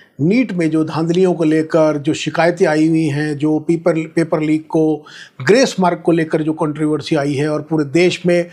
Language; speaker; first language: Hindi; native; Hindi